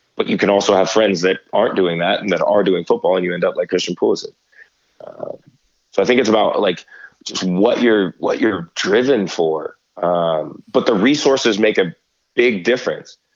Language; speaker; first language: English; native; English